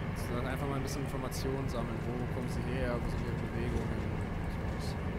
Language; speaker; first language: German; native; German